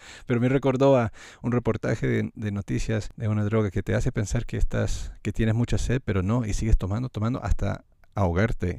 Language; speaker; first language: Spanish; non-native, fluent; English